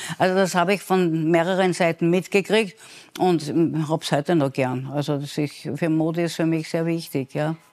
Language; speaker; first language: German; native; German